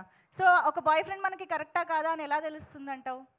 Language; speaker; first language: Telugu; native; Telugu